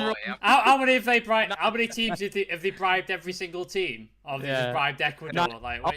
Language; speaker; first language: English; native; English